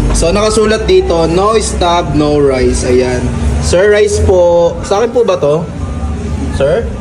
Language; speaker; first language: Filipino; native; Filipino